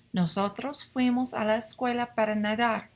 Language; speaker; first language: Spanish; non-native, fluent; English